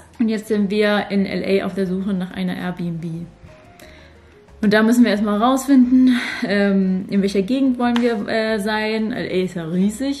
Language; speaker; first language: German; native; German